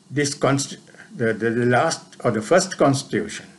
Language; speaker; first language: English; non-native, local second language; Sinhala